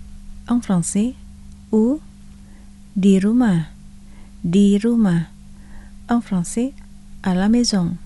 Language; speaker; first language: French; non-native, fluent; Indonesian